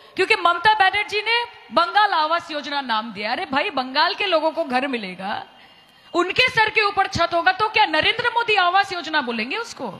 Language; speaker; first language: Hindi; non-native, local second language; Bangla